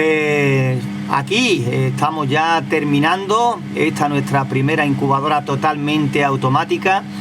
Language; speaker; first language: Spanish; native; Spanish